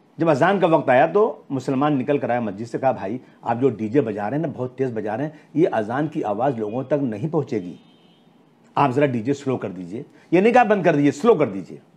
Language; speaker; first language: Hindi; native; Hindi